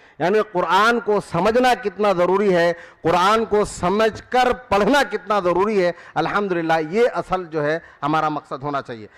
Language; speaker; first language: Urdu; native; Urdu